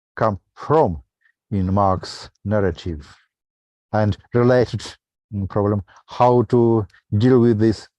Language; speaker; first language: English; non-native, fluent; Russian